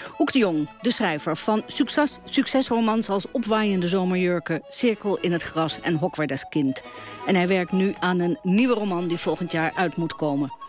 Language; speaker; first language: Dutch; native; Dutch